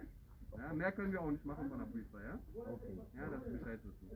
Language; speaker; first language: German; native; German